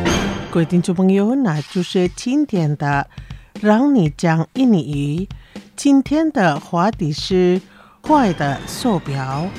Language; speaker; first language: Chinese; early bilingual, heritage; Chinese